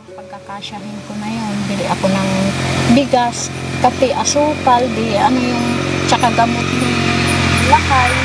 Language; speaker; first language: Filipino; non-native, local second language; Pangasinan